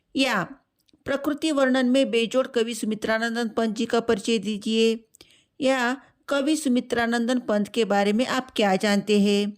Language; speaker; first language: Hindi; non-native, local second language; Telugu